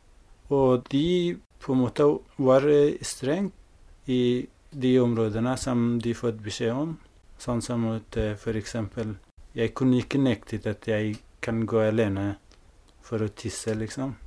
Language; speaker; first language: Norwegian; non-native, fluent; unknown